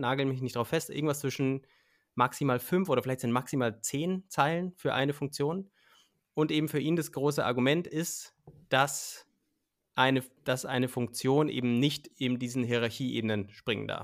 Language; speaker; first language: German; native; German